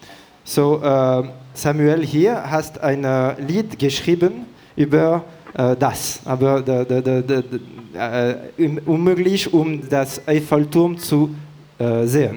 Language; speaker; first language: German; non-native, learner; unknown